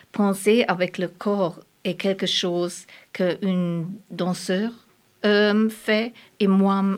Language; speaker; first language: French; non-native, learner; German